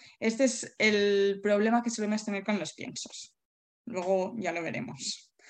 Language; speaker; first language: Spanish; native; Spanish